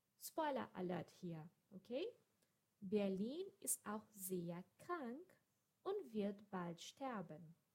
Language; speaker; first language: German; non-native, fluent; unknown